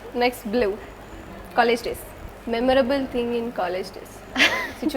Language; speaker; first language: Telugu; native; Telugu